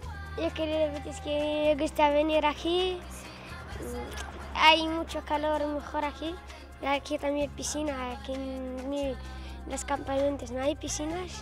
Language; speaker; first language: Spanish; non-native, learner; Arabic